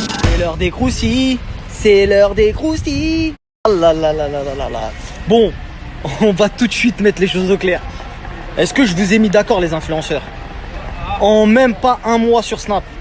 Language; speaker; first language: French; native; French